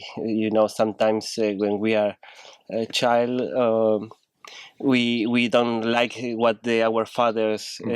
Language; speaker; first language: English; non-native, learner; Spanish